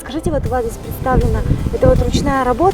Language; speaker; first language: Russian; native; Russian